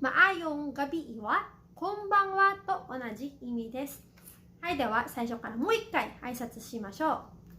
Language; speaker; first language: Japanese; non-native, fluent; Cebuano